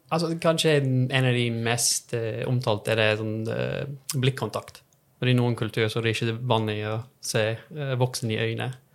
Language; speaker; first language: Norwegian; non-native, fluent; English